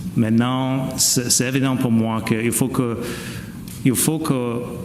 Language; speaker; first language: French; non-native, fluent; English